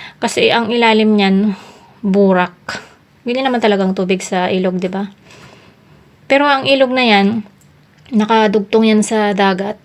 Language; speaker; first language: Filipino; non-native, local second language; Iloko